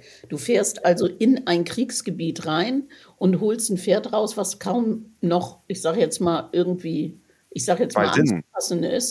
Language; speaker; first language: German; native; German